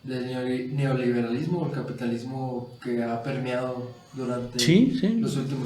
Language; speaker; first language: Spanish; native; Spanish